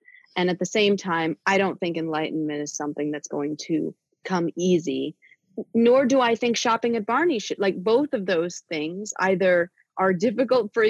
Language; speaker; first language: English; native; English